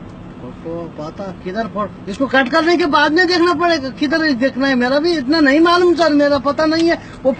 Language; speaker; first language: Hindi; non-native, learner; Nepali